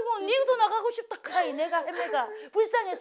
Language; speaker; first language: Korean; native; Korean